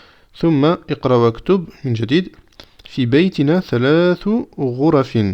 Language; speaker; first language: Arabic; non-native, fluent; French